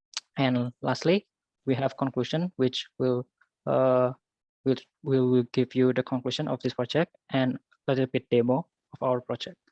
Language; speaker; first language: English; non-native, learner; Indonesian